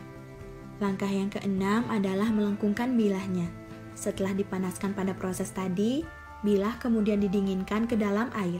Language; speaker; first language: Indonesian; native; Indonesian